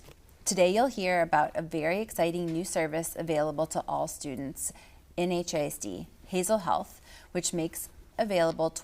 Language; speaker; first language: English; native; English